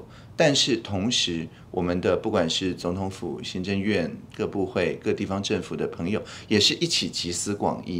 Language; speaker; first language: Chinese; native; Chinese